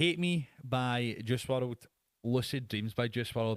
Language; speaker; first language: English; native; English